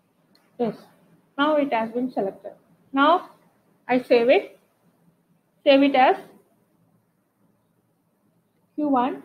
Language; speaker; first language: English; non-native, local second language; Tamil